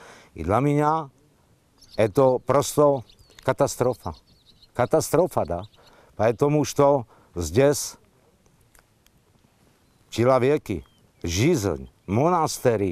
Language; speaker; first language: Russian; non-native, learner; Slovak